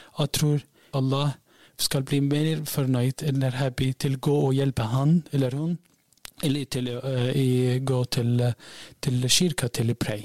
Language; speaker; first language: Norwegian; non-native, learner; Arabic